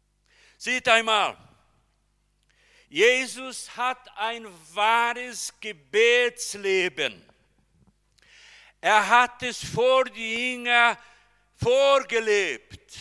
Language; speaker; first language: German; non-native, fluent; Portuguese